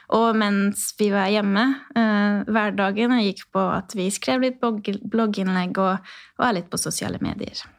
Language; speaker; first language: Norwegian; non-native, fluent; Hungarian